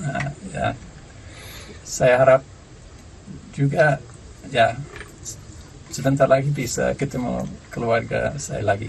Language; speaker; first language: Indonesian; non-native, fluent; English